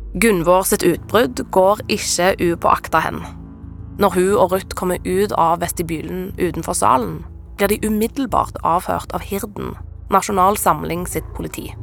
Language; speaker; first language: Norwegian; native; Norwegian